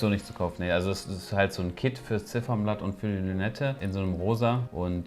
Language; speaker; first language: German; native; German